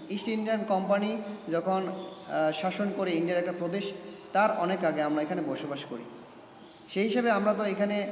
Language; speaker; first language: Bangla; non-native, local second language; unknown